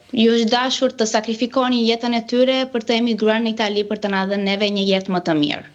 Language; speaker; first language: Albanian; early bilingual, heritage; Albanian